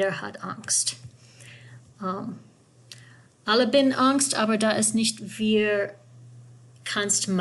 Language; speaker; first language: German; non-native, fluent; English